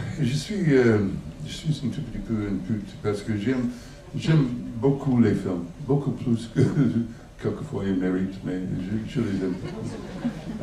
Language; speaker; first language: French; non-native, learner; English